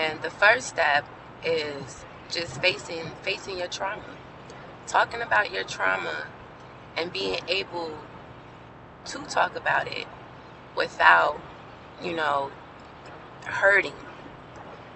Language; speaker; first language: English; native; English